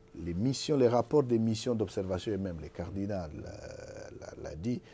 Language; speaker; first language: French; non-native, local second language; Lingala